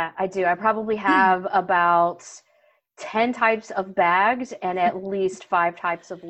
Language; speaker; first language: English; native; English